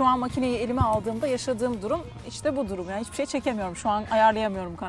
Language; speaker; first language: Turkish; native; Turkish